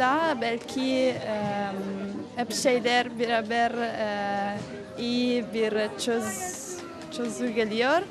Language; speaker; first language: Turkish; non-native, learner; Italian